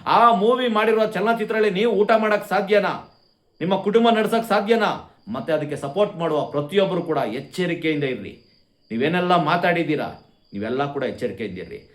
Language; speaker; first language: Kannada; non-native, local second language; Konkani